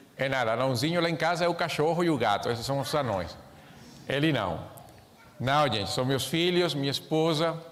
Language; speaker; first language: Portuguese; non-native, fluent; Spanish